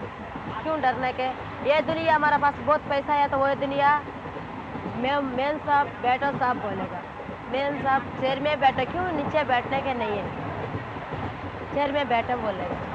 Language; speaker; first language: Hindi; non-native, local second language; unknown